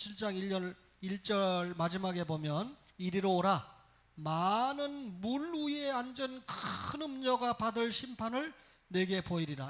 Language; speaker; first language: Korean; native; Korean